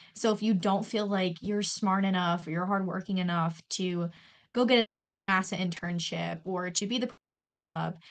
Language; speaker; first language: English; native; English